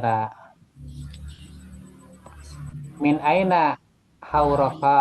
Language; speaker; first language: Arabic; non-native, fluent; Indonesian